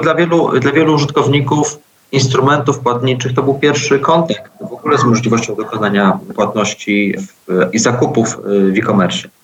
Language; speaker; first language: Polish; native; Polish